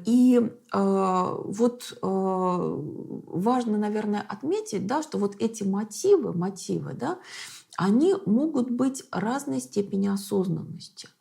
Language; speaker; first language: Russian; native; Russian